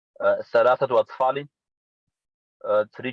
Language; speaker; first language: Arabic; non-native, learner; English